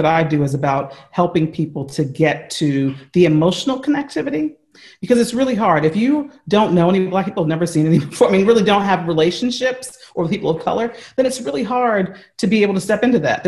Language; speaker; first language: English; native; English